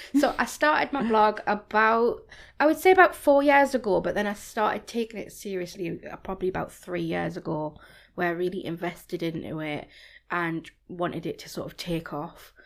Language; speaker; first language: English; native; English